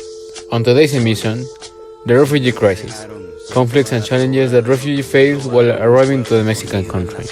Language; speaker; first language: English; non-native, fluent; Spanish